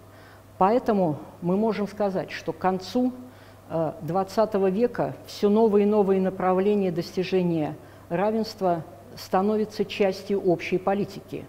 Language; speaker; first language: Russian; native; Russian